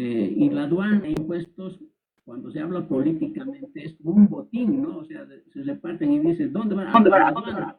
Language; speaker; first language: Spanish; native; Spanish